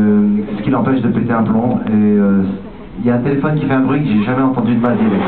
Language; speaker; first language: French; native; French